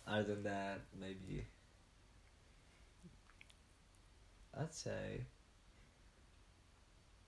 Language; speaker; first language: English; non-native, fluent; Italian